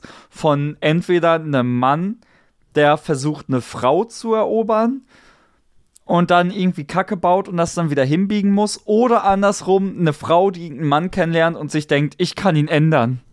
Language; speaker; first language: German; native; German